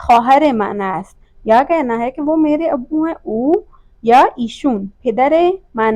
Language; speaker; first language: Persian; non-native, fluent; Urdu